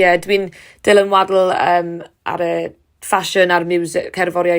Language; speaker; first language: Welsh; non-native, learner; English